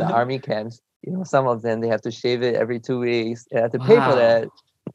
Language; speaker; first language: English; early bilingual, other home language; Chinese